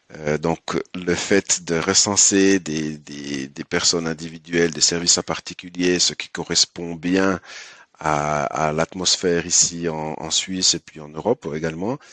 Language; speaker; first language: French; early bilingual, other home language; Haitian Creole